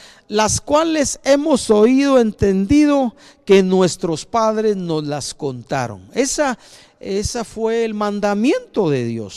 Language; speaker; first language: Spanish; native; Spanish